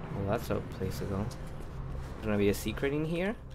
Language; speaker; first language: English; non-native, fluent; Spanish